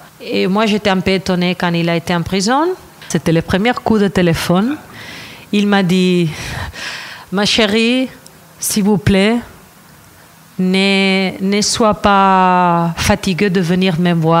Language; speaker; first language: French; non-native, fluent; Catalan